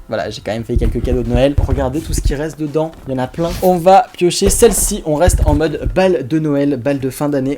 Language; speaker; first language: French; native; French